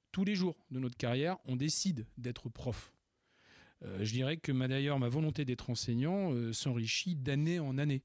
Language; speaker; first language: French; native; French